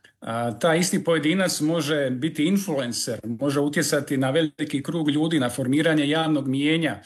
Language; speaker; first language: Serbian; native; Serbian